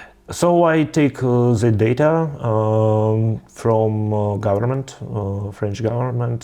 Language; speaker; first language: English; non-native, learner; Russian